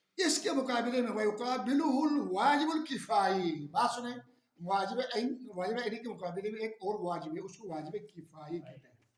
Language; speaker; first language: Urdu; non-native, local second language; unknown